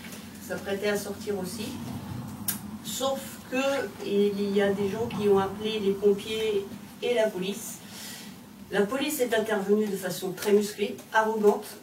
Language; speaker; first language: French; native; French